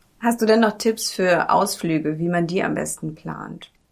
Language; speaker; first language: German; native; German